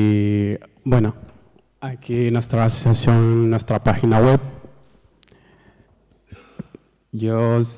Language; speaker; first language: Spanish; non-native, learner; Fula